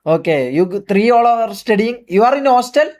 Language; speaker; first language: English; non-native, learner; Malayalam